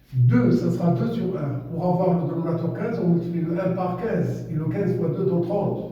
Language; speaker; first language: French; non-native, local second language; Arabic